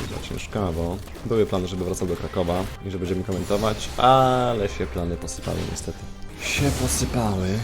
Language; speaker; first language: Polish; native; Polish